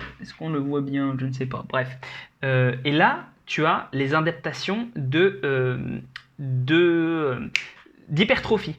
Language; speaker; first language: French; native; French